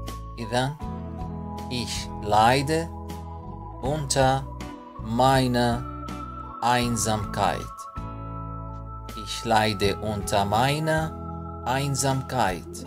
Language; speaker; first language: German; non-native, fluent; Arabic